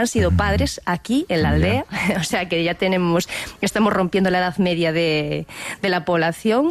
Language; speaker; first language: Spanish; native; Spanish